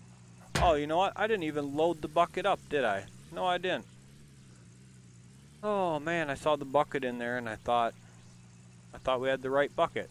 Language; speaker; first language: English; native; English